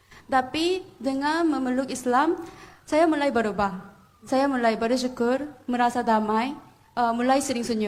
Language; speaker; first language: Indonesian; non-native, fluent; Korean